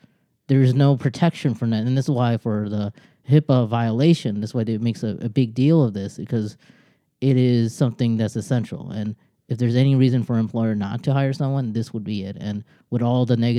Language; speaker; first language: English; native; English